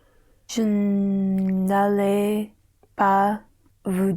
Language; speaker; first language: French; non-native, learner; English